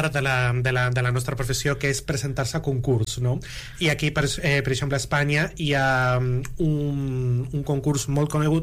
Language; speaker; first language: Catalan; non-native, local second language; Spanish